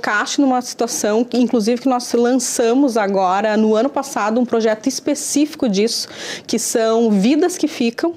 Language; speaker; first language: Portuguese; native; Portuguese